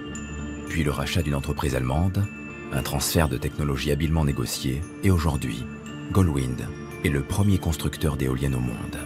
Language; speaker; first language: French; native; French